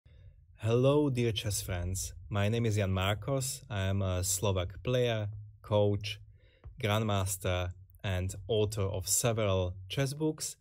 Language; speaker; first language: English; non-native, fluent; Slovak